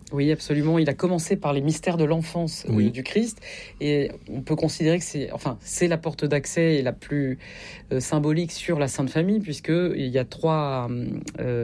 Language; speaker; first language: French; native; French